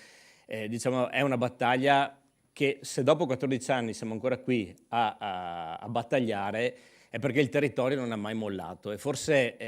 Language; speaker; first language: Italian; native; Italian